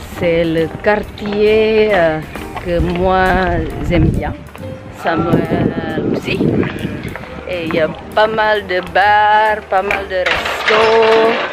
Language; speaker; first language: French; non-native, fluent; Sundanese